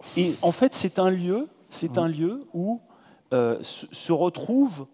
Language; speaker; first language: French; native; French